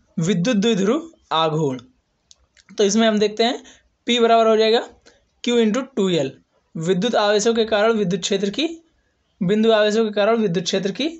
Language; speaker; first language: Hindi; native; Hindi